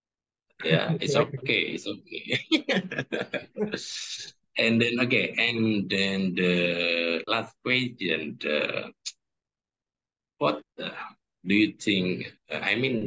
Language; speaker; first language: English; non-native, fluent; Indonesian